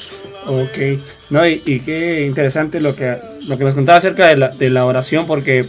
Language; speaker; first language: Spanish; native; Spanish